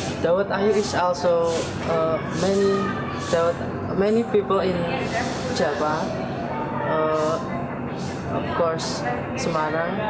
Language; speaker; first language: English; non-native, learner; Indonesian